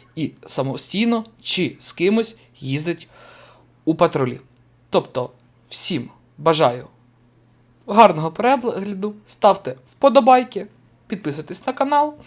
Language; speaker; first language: Ukrainian; native; Ukrainian